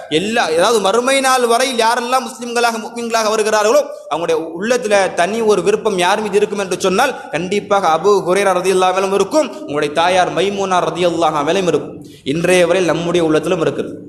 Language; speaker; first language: Tamil; native; Tamil